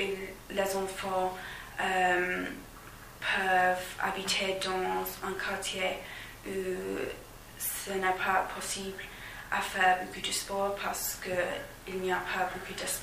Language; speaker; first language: French; non-native, learner; English